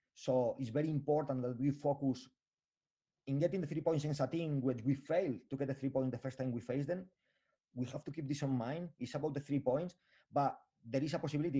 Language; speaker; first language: English; non-native, fluent; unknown